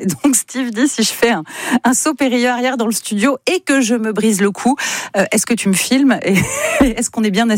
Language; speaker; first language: French; native; French